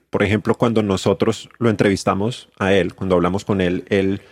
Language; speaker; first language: Spanish; native; Spanish